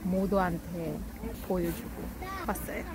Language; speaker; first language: Korean; non-native, fluent; Russian